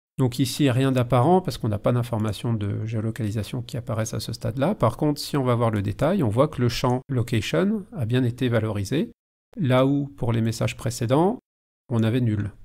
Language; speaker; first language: French; native; French